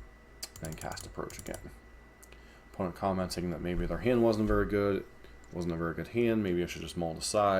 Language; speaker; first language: English; native; English